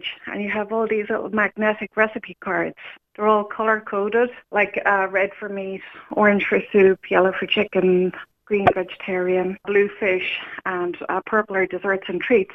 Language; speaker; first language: English; native; English